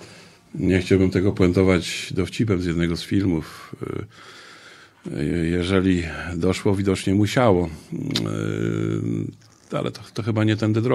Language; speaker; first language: Polish; native; Polish